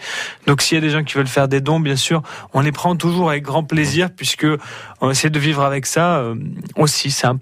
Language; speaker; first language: French; native; French